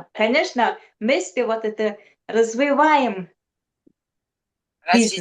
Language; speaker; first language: Russian; non-native, fluent; Mongolian